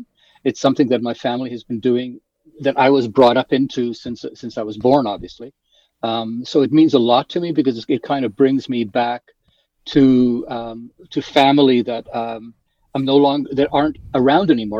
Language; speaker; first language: English; early bilingual, other home language; Polish